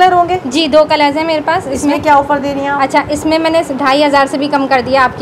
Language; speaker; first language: Urdu; native; Urdu